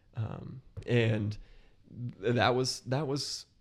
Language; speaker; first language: English; native; English